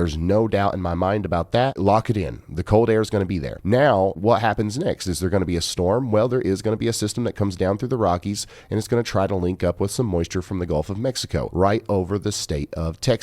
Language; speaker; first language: English; native; English